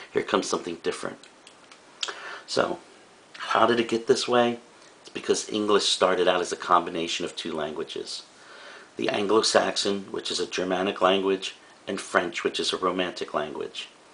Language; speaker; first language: English; native; English